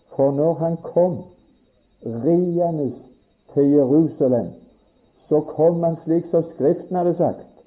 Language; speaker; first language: Norwegian; native; Norwegian